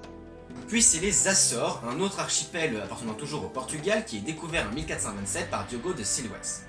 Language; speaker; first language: French; native; French